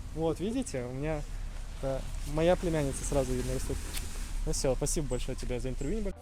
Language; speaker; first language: Russian; native; Russian